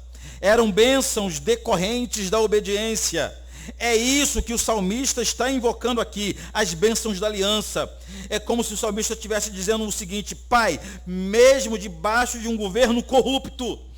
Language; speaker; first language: Portuguese; native; Portuguese